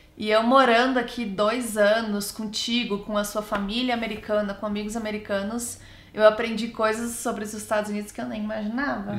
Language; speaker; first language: Portuguese; native; Portuguese